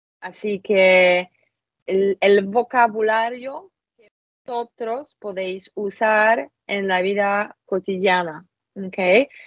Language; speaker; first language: Spanish; non-native, fluent; Polish